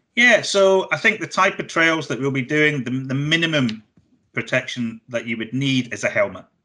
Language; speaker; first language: English; native; English